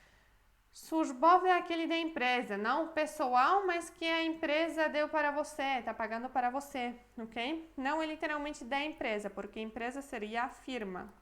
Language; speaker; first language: Portuguese; non-native, fluent; Polish